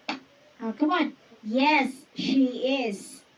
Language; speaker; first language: English; non-native, fluent; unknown